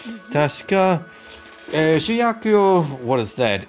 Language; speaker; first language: English; non-native, fluent; German